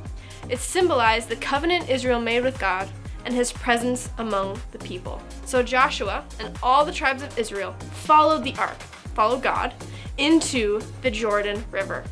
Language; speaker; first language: English; native; English